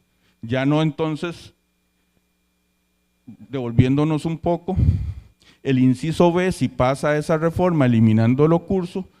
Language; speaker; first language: Spanish; native; Spanish